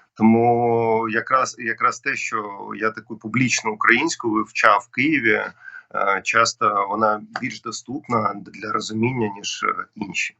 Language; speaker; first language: Ukrainian; non-native, local second language; Russian